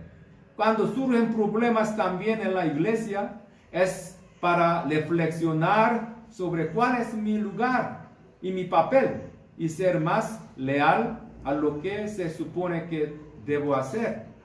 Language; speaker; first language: Spanish; non-native, fluent; Korean